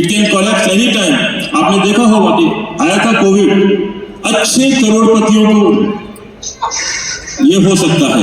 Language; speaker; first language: Hindi; native; Hindi